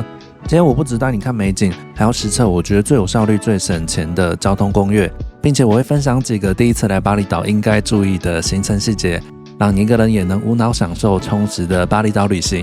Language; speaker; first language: Chinese; native; Chinese